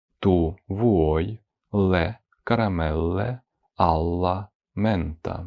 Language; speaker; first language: Italian; non-native, fluent; Ukrainian